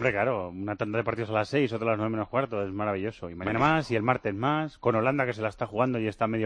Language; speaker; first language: Spanish; native; Spanish